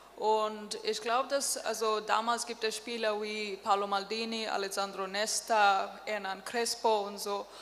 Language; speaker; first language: German; non-native, learner; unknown